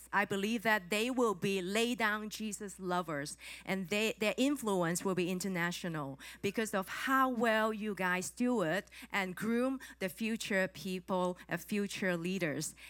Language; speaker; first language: English; non-native, local second language; Cantonese